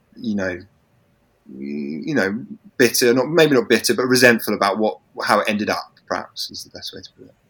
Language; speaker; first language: English; native; English